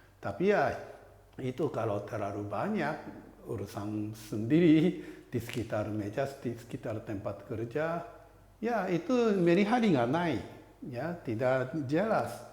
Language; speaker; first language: Indonesian; non-native, fluent; Japanese